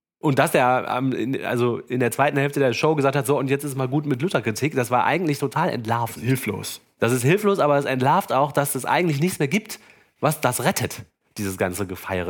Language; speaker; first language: German; native; German